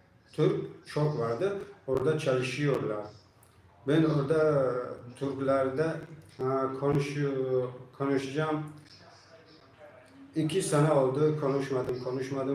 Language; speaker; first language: Turkish; non-native, learner; Tajik